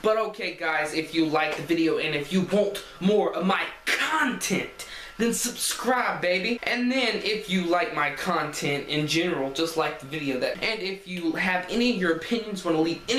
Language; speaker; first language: English; native; English